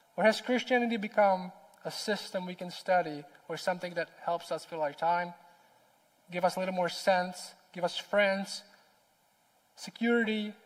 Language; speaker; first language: English; non-native, fluent; Czech